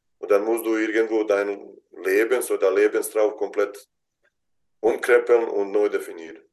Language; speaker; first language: German; non-native, fluent; Bosnian